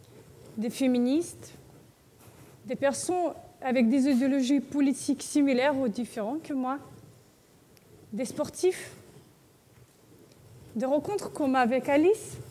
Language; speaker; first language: French; non-native, learner; Russian